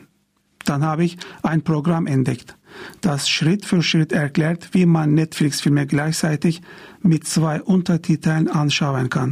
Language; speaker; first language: German; non-native, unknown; Turkish